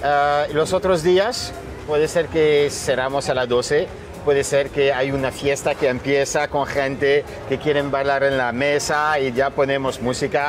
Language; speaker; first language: Spanish; non-native, fluent; French